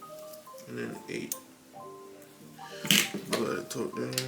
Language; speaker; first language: English; native; English